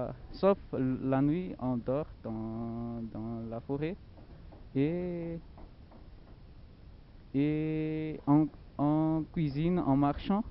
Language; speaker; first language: French; non-native, local second language; Malagasy